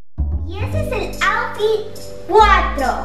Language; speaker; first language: Spanish; early bilingual, other home language; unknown